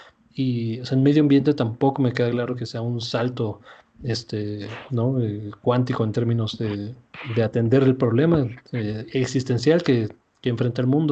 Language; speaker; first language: Spanish; native; Spanish